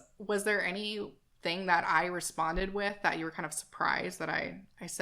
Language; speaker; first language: English; native; English